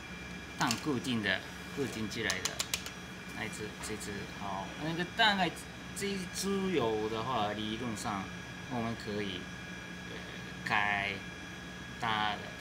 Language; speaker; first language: Chinese; non-native, learner; Japanese